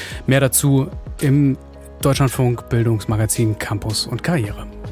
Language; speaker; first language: German; native; German